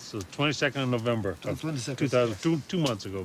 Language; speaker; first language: English; native; English